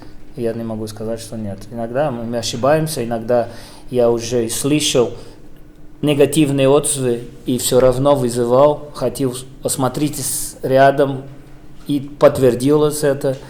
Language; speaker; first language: Russian; non-native, fluent; Portuguese